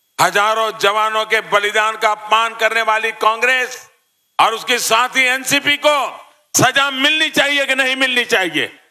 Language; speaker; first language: Hindi; non-native, local second language; Gujarati